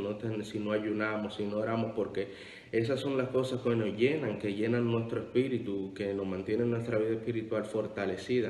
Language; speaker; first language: Spanish; native; Spanish